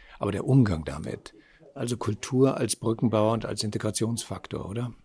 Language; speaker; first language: German; native; German